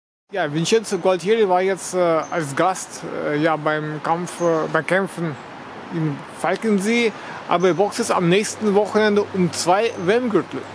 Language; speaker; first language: German; native; German